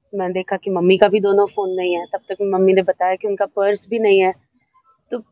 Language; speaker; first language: Hindi; native; Hindi